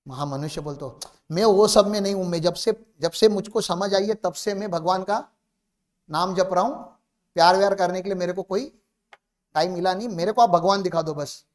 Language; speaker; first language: Hindi; non-native, local second language; Marathi